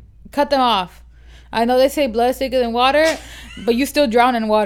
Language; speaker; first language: English; early bilingual, other home language; Spanish